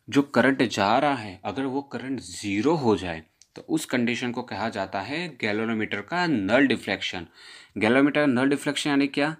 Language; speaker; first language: Hindi; non-native, local second language; Gujarati